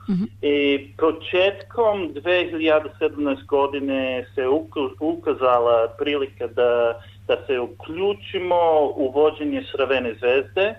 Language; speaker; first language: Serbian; non-native, learner; English